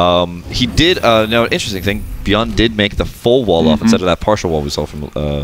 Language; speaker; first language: English; native; English